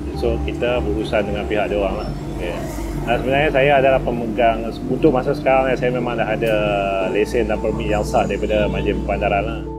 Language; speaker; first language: Malay; native; Malay